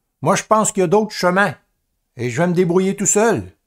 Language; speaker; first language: French; native; French